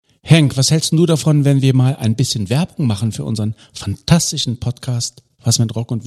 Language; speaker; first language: German; native; German